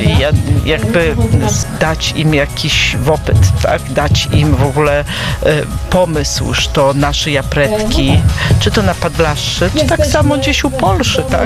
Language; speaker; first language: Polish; non-native, local second language; Belarusian